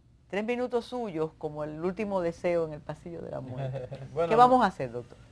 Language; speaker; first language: Spanish; native; Spanish